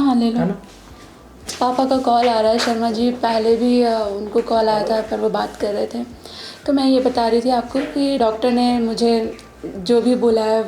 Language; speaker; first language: Hindi; native; Hindi